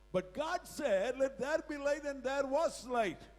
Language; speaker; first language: English; non-native, local second language; Tamil